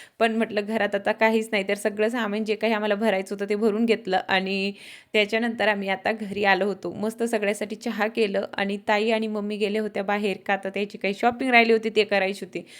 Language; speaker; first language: Marathi; non-native, local second language; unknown